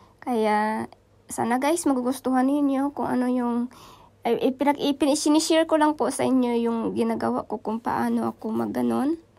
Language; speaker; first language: Filipino; non-native, local second language; Cebuano